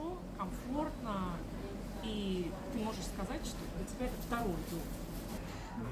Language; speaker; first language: Russian; native; Russian